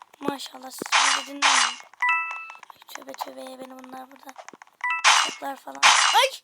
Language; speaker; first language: Turkish; native; Turkish